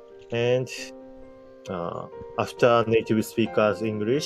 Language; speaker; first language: English; non-native, learner; Japanese